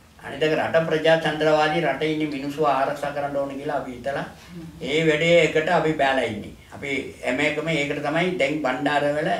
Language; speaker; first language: Sinhala; non-native, local second language; Tamil